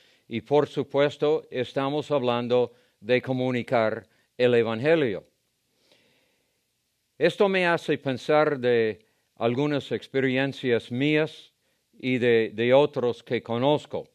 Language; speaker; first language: Spanish; non-native, fluent; English